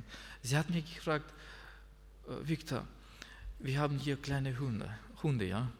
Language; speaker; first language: German; non-native, learner; Russian